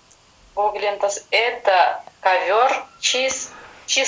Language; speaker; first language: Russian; non-native, learner; Kyrgyz